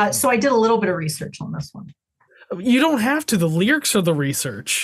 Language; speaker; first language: English; native; English